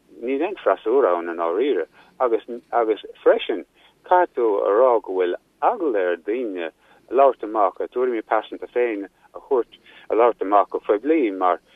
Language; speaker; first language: Irish; non-native, local second language; English